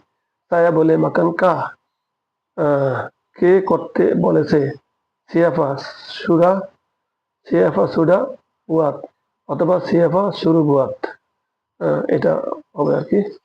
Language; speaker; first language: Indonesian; non-native, fluent; Bangla